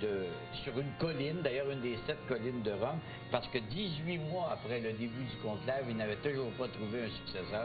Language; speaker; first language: French; native; French